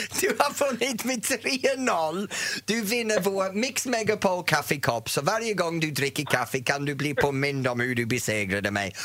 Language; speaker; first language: Swedish; non-native, fluent; English